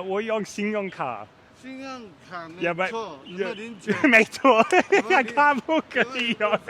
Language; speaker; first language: Chinese; non-native, learner; English